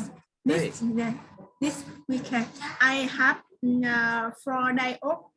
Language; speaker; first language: English; non-native, learner; Vietnamese